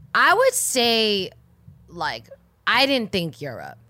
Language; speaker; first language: English; native; English